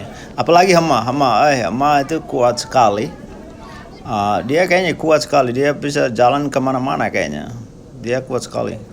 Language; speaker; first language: Indonesian; non-native, local second language; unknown